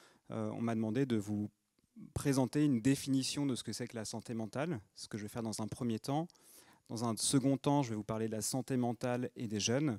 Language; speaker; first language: French; native; French